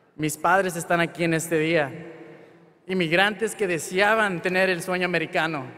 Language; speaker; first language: Spanish; early bilingual, heritage; Spanish